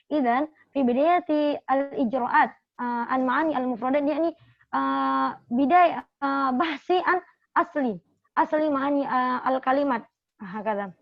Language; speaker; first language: Arabic; non-native, learner; Indonesian